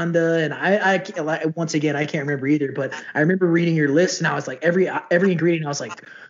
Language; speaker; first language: English; native; English